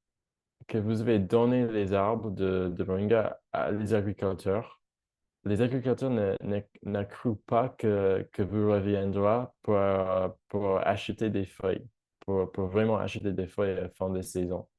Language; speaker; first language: French; non-native, fluent; English